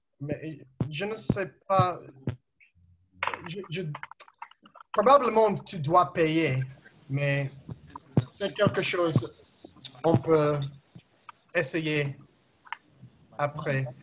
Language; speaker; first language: French; non-native, learner; English